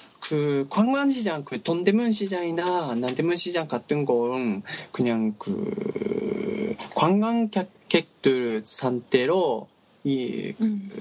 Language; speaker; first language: Korean; non-native, learner; Japanese